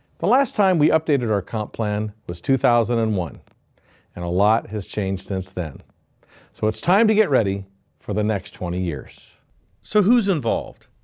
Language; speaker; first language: English; native; English